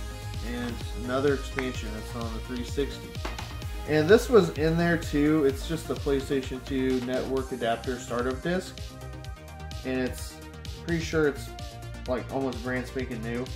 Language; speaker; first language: English; native; English